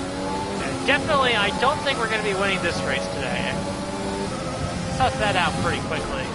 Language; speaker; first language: English; native; English